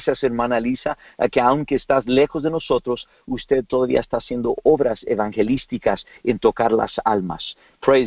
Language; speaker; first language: Spanish; early bilingual, heritage; Spanish